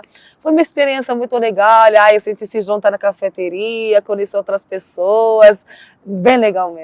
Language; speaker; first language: Portuguese; non-native, learner; Arabic